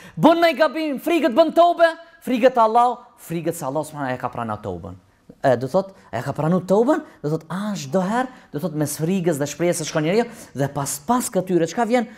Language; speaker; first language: Albanian; native; Albanian